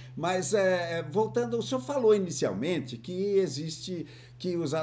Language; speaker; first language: Portuguese; native; Portuguese